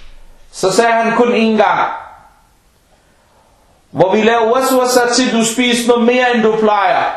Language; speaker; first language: Danish; early bilingual, other home language; Arabic